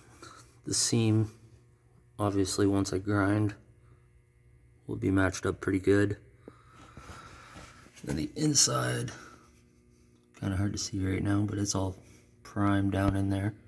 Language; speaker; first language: English; native; English